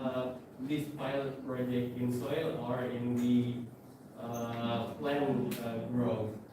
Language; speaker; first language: English; non-native, fluent; Indonesian